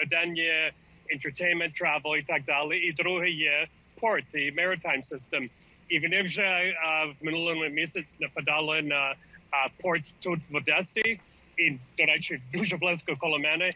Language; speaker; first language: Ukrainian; early bilingual, heritage; English